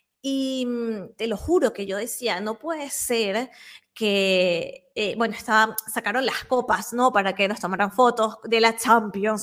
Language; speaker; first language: Spanish; native; Spanish